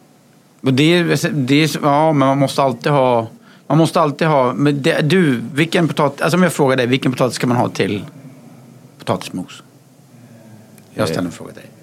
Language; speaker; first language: Swedish; native; Swedish